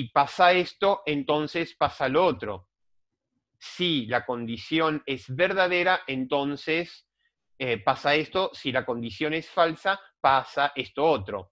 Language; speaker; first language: Spanish; native; Spanish